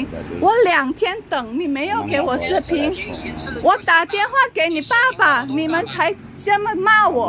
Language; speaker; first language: Chinese; non-native, fluent; Indonesian